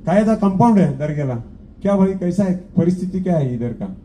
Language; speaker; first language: Hindi; non-native, local second language; Marathi